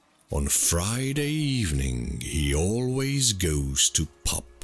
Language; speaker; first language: English; non-native, fluent; Czech